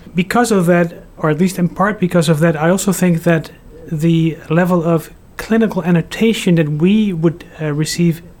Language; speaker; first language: English; non-native, fluent; Dutch